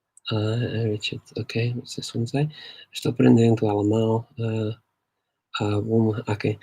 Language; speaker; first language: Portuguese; non-native, fluent; English